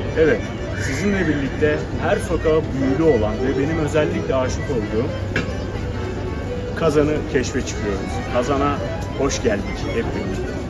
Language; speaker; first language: Turkish; native; Turkish